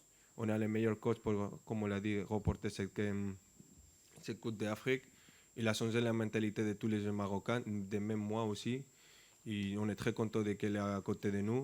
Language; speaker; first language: French; non-native, fluent; Spanish